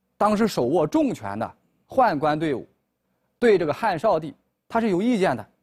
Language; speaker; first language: Chinese; native; Chinese